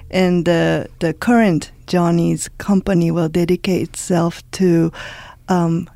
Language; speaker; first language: English; early bilingual, other home language; Japanese